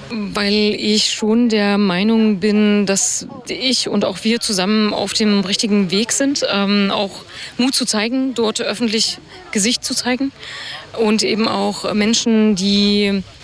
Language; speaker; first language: German; native; German